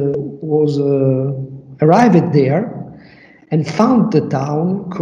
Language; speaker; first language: English; non-native, learner; Italian